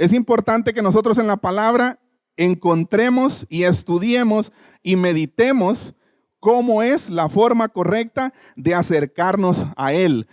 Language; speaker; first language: Spanish; native; Spanish